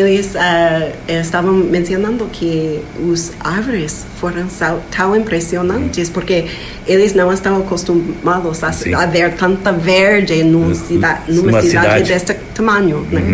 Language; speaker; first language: Portuguese; non-native, fluent; English